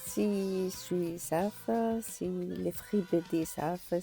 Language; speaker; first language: French; non-native, learner; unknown